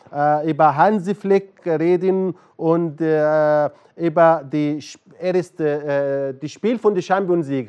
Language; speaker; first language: German; non-native, learner; Arabic